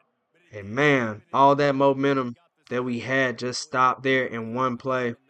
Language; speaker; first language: English; native; English